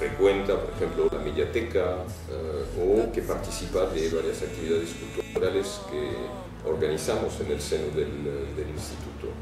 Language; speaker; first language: Spanish; non-native, fluent; French